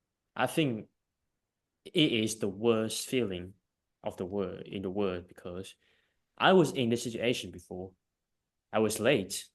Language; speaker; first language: English; non-native, fluent; Vietnamese